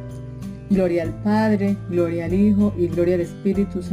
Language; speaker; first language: Spanish; native; Spanish